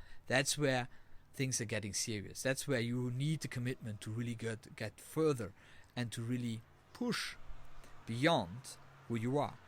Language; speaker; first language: English; non-native, fluent; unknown